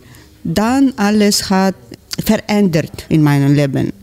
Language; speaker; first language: German; non-native, learner; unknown